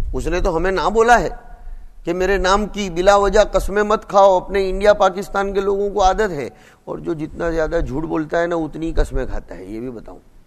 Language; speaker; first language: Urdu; non-native, local second language; Gujarati